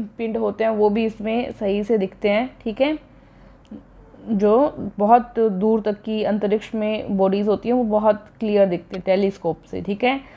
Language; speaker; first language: Hindi; native; Hindi